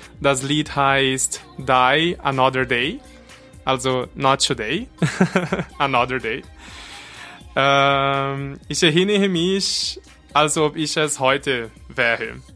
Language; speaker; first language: German; non-native, fluent; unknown